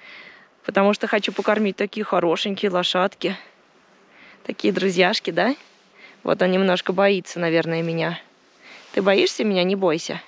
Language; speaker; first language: Russian; native; Russian